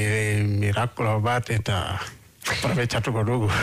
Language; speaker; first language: Basque; non-native, learner; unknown